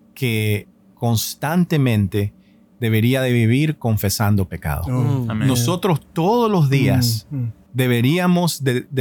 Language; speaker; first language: Spanish; native; Spanish